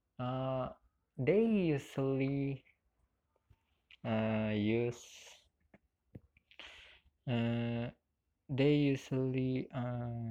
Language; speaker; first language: English; non-native, learner; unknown